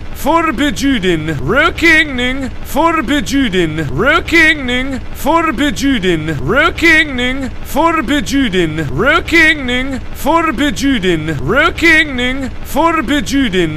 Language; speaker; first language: Swedish; non-native, learner; English